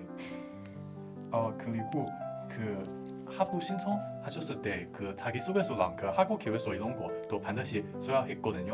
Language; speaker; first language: Korean; non-native, fluent; Chinese